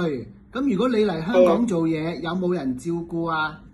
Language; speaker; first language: Cantonese; native; Cantonese